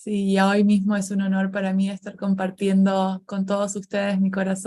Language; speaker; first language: Spanish; native; Spanish